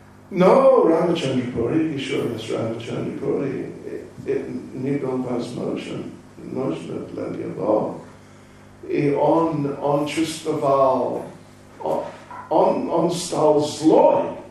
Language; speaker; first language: Russian; non-native, learner; English